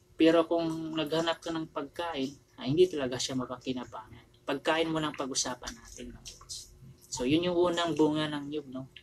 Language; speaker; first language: Filipino; non-native, local second language; Cebuano